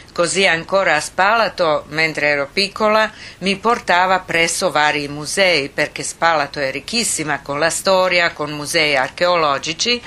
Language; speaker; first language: Italian; non-native, fluent; Croatian